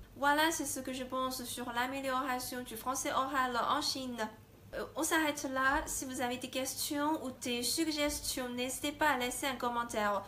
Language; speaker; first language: French; non-native, fluent; Chinese